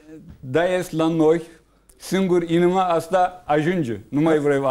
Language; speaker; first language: Romanian; non-native, learner; Turkish